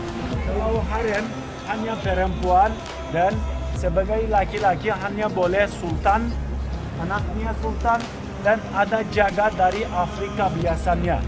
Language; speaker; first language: Indonesian; non-native, fluent; Turkish